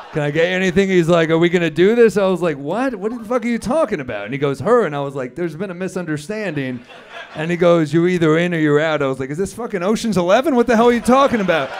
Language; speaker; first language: English; native; English